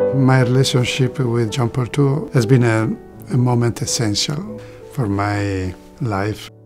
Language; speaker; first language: English; non-native, learner; Italian